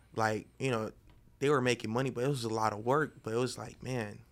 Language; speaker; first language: English; native; English